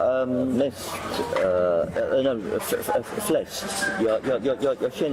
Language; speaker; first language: Swedish; non-native, learner; English